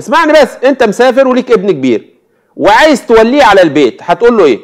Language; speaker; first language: Arabic; native; Arabic